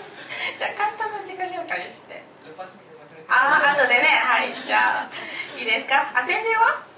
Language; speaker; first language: Japanese; non-native, fluent; Malay